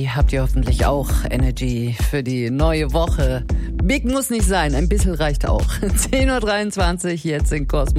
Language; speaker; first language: German; native; German